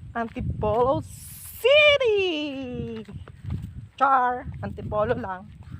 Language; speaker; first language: Filipino; native; Filipino